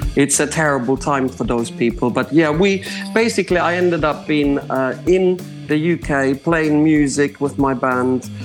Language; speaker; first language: English; non-native, fluent; Croatian